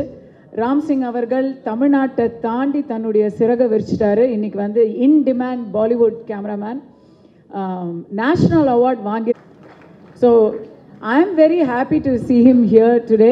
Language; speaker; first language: Tamil; native; Tamil